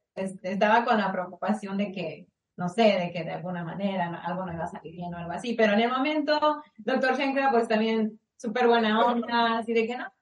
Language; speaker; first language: Spanish; early bilingual, heritage; Spanish